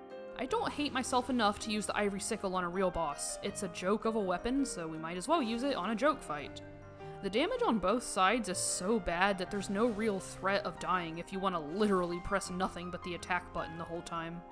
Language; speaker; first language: English; native; English